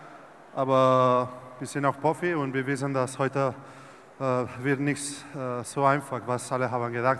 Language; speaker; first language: German; non-native, learner; Spanish